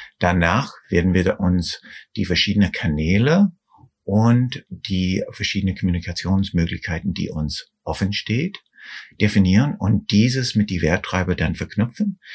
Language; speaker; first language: German; non-native, fluent; English